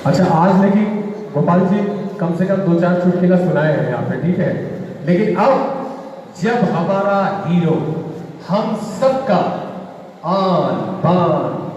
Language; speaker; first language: Hindi; non-native, local second language; Bangla